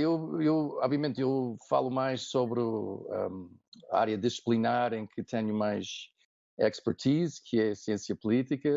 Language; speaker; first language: Portuguese; non-native, fluent; English